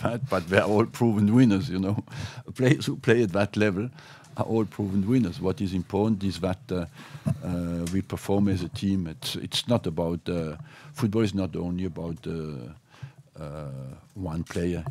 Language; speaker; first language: English; non-native, fluent; French